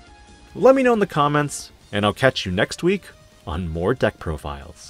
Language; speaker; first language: English; native; English